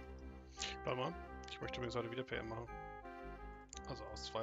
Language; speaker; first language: German; native; German